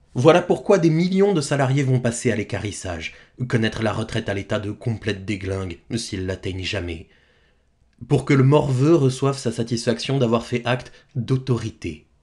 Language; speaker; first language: French; native; French